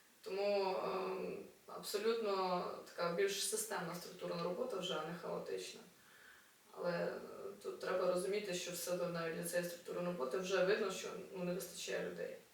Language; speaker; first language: Ukrainian; non-native, local second language; Russian